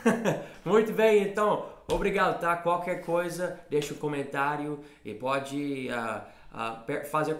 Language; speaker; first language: Portuguese; non-native, fluent; English